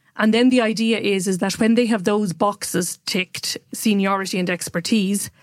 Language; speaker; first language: English; native; English